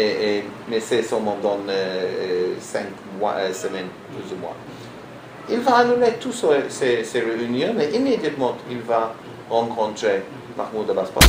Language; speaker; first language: French; non-native, learner; Hebrew